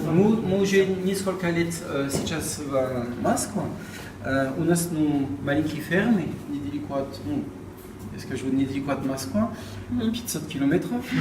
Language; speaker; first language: Russian; non-native, learner; French